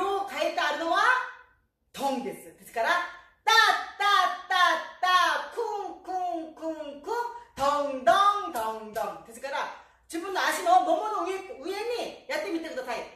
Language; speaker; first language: Japanese; non-native, fluent; Korean